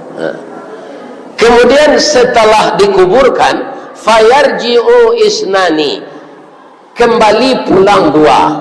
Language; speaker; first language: Malay; non-native, local second language; Minangkabau